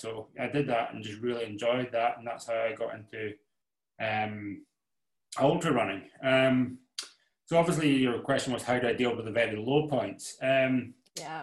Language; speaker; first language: English; native; English